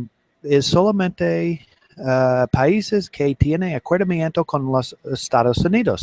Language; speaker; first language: Spanish; non-native, learner; English